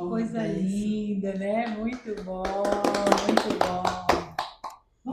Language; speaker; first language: Portuguese; native; Portuguese